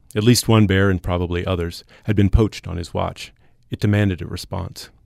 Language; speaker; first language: English; native; English